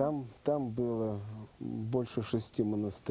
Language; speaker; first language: Russian; native; Russian